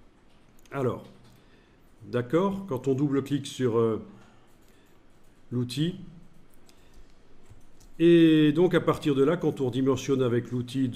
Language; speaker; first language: French; native; French